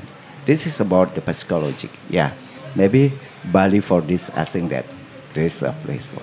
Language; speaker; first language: English; non-native, learner; Indonesian